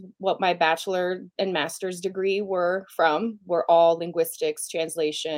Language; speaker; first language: English; non-native, fluent; Portuguese